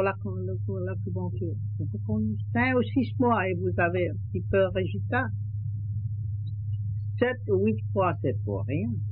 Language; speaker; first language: French; non-native, learner; Vietnamese